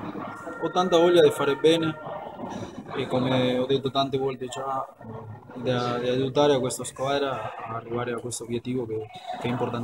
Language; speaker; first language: Italian; non-native, fluent; Spanish